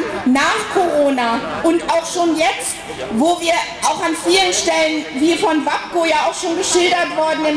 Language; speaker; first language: German; native; German